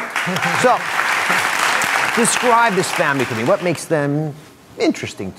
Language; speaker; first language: English; native; English